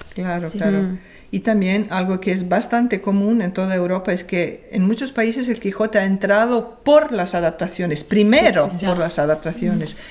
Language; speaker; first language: Spanish; non-native, fluent; Serbian